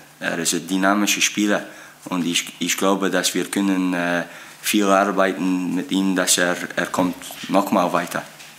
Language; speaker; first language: German; non-native, fluent; English